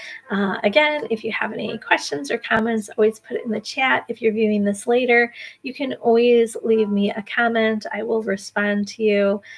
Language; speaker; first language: English; native; English